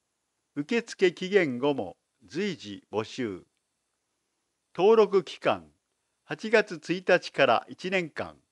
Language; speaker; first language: Japanese; native; Japanese